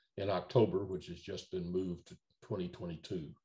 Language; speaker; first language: English; native; English